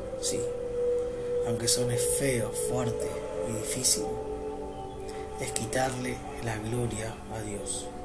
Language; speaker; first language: Spanish; native; Spanish